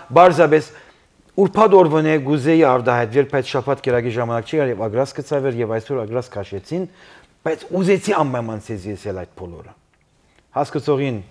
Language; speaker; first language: Armenian; early bilingual, heritage; Armenian